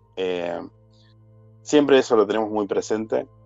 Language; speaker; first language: Spanish; native; Spanish